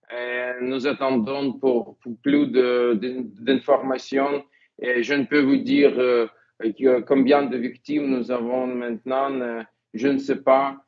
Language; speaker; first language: French; non-native, learner; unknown